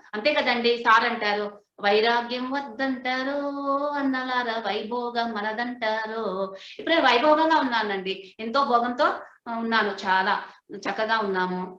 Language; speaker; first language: Telugu; non-native, local second language; Hindi